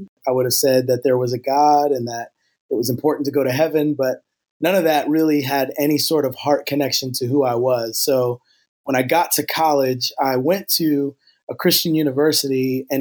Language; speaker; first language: English; native; English